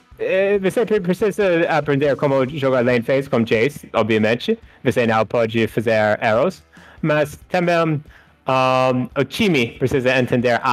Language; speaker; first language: Portuguese; non-native, fluent; English